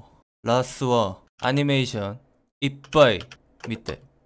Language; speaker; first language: Japanese; non-native, learner; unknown